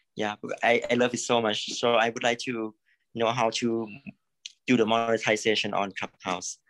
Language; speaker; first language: English; non-native, learner; Thai